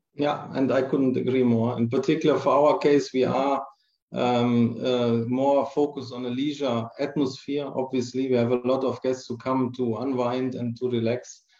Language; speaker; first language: English; non-native, fluent; German